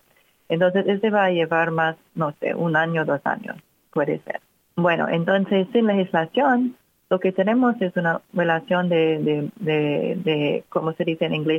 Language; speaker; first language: Spanish; non-native, fluent; English